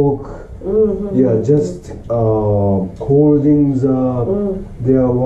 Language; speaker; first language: English; non-native, learner; Japanese